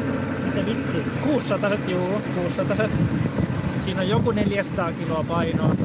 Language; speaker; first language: Finnish; native; Finnish